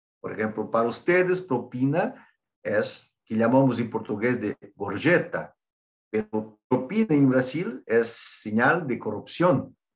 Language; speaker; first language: Spanish; non-native, fluent; Portuguese